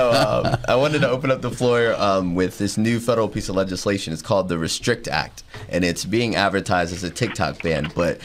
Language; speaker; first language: English; native; English